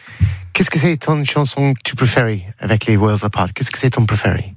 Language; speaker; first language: French; non-native, learner; English